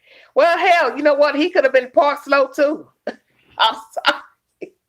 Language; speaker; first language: English; native; English